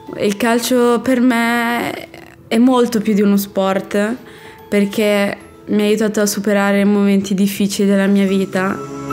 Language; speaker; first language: Italian; early bilingual, other home language; Arabic